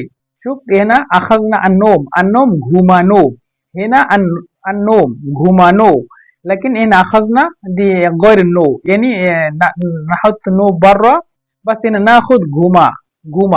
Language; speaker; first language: Arabic; non-native, fluent; Bangla